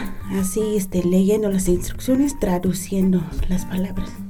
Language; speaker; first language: Spanish; non-native, local second language; Tzeltal